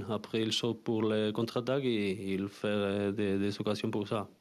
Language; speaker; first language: French; non-native, fluent; Spanish